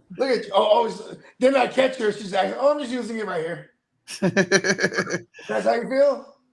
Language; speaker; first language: English; native; English